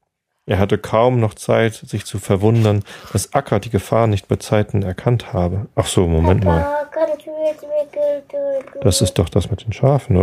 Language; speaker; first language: German; native; German